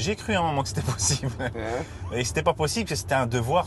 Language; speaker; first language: French; native; French